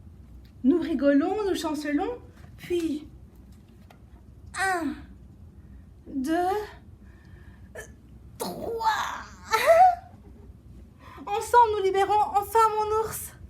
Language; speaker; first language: French; native; French